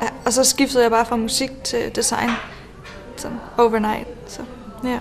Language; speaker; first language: Danish; non-native, fluent; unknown